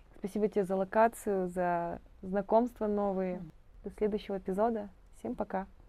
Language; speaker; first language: Russian; non-native, local second language; Kazakh